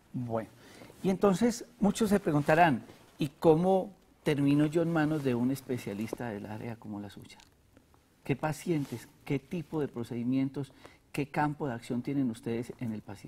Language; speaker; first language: Spanish; native; Spanish